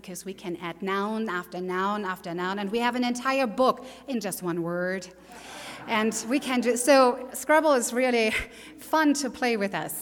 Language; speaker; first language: English; non-native, fluent; German